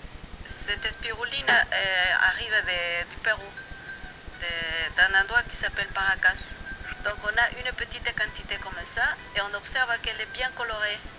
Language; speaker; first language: French; non-native, fluent; Spanish